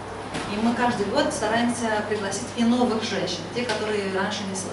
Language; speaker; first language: Polish; non-native, learner; Russian